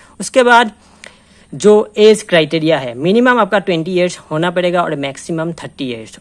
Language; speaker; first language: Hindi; non-native, local second language; Assamese